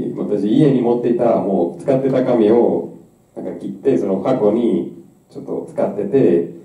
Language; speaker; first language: Japanese; non-native, fluent; Spanish